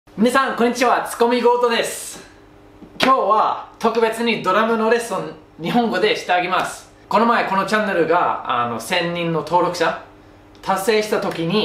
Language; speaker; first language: Japanese; non-native, fluent; English